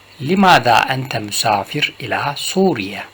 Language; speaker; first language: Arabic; non-native, fluent; Turkish